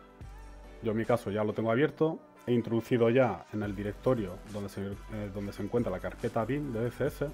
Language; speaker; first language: Spanish; native; Spanish